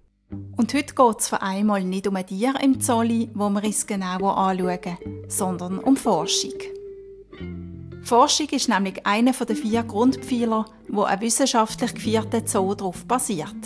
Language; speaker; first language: German; native; German